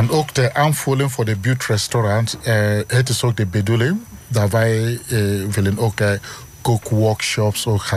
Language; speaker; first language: Dutch; non-native, learner; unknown